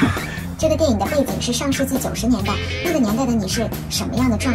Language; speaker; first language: Chinese; native; Chinese